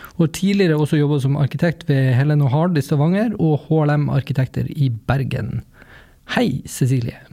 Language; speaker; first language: Norwegian; native; Norwegian